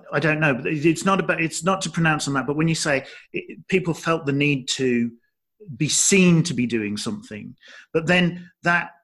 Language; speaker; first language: English; native; English